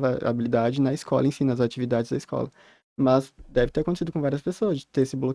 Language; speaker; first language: Portuguese; native; Portuguese